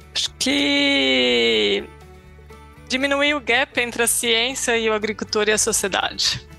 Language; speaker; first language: Portuguese; native; Portuguese